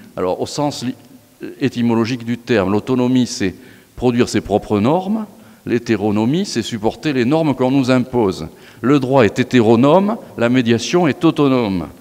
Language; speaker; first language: French; native; French